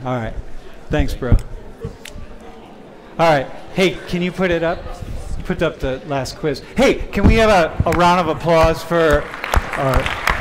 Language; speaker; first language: English; native; English